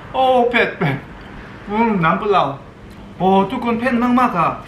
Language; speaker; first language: Thai; non-native, learner; Korean